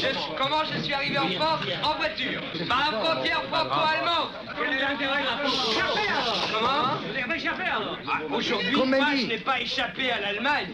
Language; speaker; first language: French; early bilingual, other home language; German